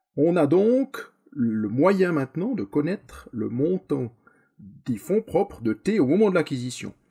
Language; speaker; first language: French; native; French